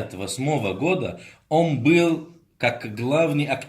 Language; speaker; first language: Russian; non-native, learner; Arabic